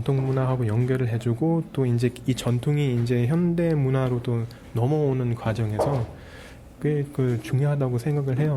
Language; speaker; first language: Korean; early bilingual, heritage; Korean